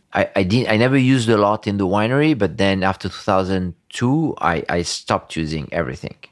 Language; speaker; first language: English; early bilingual, other home language; French